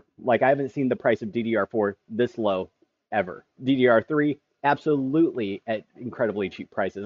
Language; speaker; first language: English; native; English